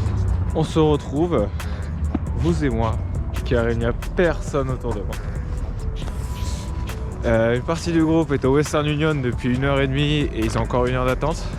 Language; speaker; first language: French; native; French